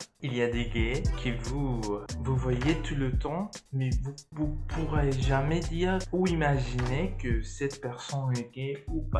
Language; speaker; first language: French; non-native, learner; Spanish